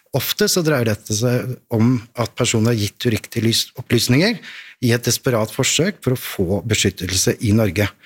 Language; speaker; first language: Norwegian; native; Norwegian